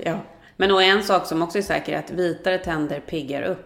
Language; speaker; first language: Swedish; native; Swedish